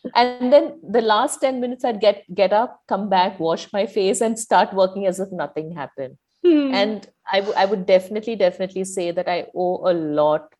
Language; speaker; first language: English; non-native, local second language; Malayalam